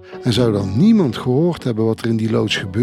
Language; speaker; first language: Dutch; native; Dutch